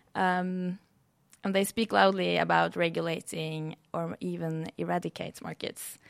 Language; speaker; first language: English; non-native, fluent; Norwegian